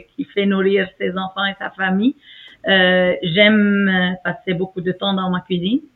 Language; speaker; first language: French; non-native, fluent; Arabic